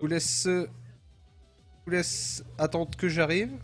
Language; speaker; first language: French; native; French